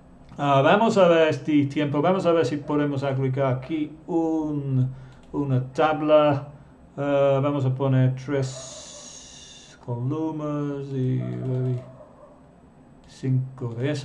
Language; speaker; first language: Spanish; non-native, fluent; English